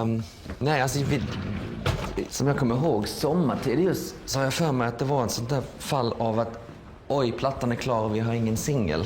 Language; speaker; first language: Swedish; native; Swedish